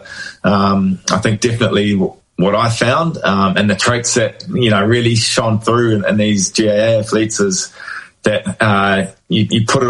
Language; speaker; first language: English; native; English